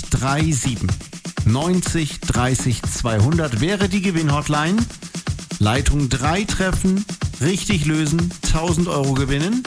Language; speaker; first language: German; native; German